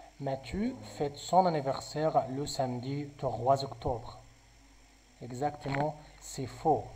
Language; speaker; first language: French; non-native, local second language; Arabic